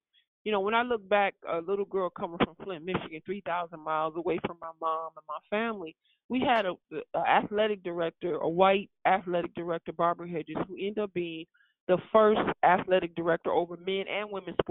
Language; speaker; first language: English; native; English